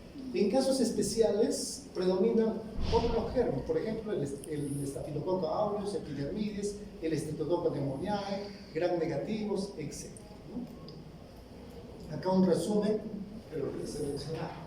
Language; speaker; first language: Spanish; native; Spanish